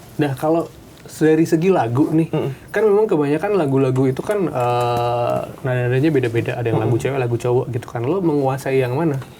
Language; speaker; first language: Indonesian; native; Indonesian